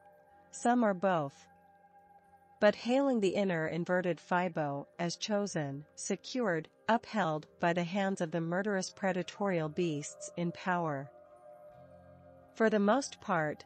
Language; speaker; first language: English; non-native, fluent; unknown